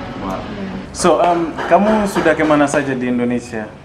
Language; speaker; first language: Indonesian; non-native, fluent; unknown